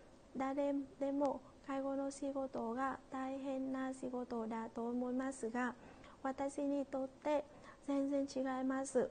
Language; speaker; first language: Japanese; non-native, learner; Vietnamese